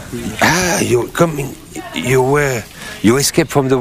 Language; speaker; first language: English; non-native, learner; French